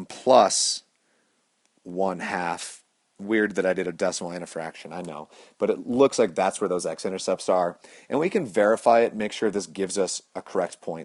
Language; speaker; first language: English; native; English